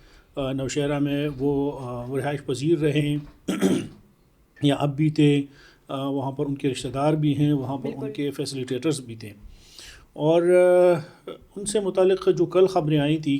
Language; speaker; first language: Urdu; non-native, local second language; Pashto